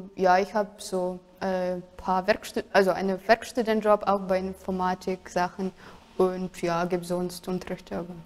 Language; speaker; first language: German; non-native, fluent; Russian